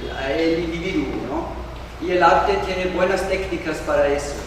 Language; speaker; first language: Spanish; non-native, fluent; German